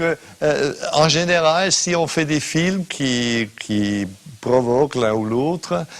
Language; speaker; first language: French; non-native, fluent; German